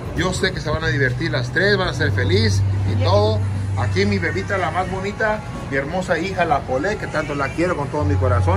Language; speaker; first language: Spanish; early bilingual, heritage; Spanish